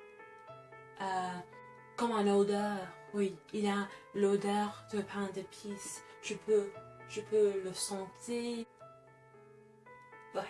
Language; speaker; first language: French; non-native, fluent; English